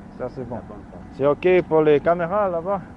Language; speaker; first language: French; non-native, learner; English